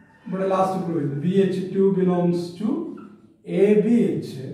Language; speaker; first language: English; non-native, local second language; Malayalam